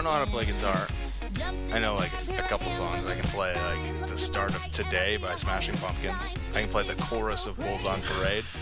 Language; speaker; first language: English; native; English